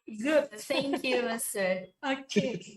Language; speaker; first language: English; non-native, learner; Indonesian